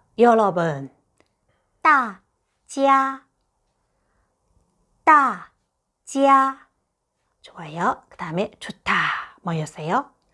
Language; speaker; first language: Korean; non-native, fluent; Chinese